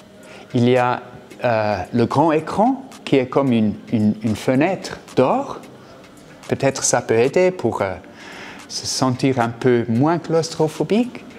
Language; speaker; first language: French; non-native, fluent; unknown